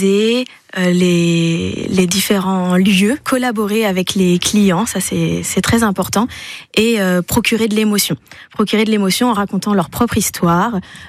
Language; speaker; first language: French; native; French